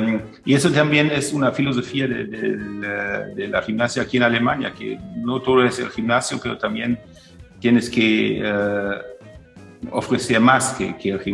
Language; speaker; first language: Spanish; non-native, fluent; German